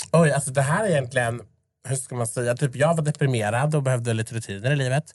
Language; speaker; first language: Swedish; early bilingual, other home language; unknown